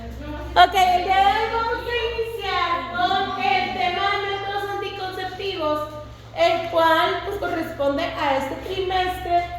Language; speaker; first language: Spanish; native; Spanish